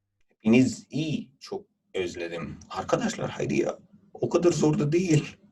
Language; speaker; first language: Turkish; non-native, fluent; Urdu